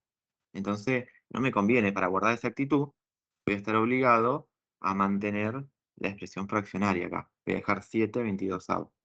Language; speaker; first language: Spanish; native; Spanish